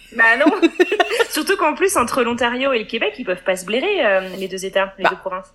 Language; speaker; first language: French; native; French